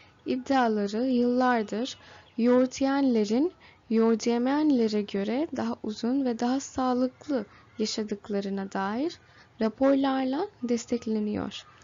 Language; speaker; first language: Turkish; non-native, learner; Bangla